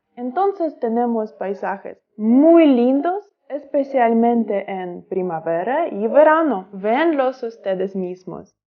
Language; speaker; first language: Spanish; non-native, fluent; Ukrainian